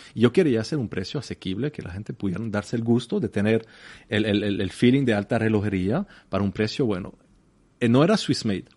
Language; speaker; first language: Spanish; non-native, fluent; French